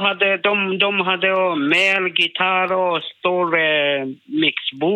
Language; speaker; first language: Swedish; non-native, learner; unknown